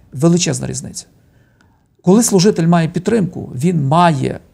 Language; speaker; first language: Ukrainian; native; Ukrainian